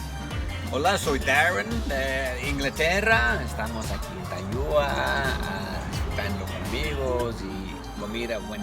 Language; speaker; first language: Spanish; non-native, fluent; English